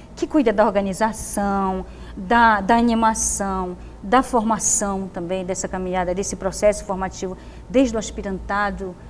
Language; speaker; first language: Portuguese; native; Portuguese